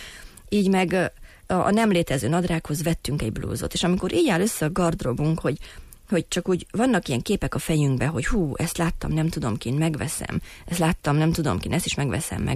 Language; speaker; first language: Hungarian; native; Hungarian